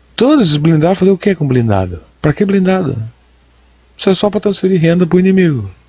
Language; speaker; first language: Portuguese; native; Portuguese